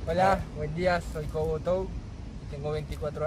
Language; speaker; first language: Spanish; non-native, fluent; Japanese